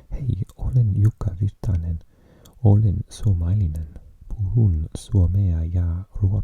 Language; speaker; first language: Finnish; non-native, learner; English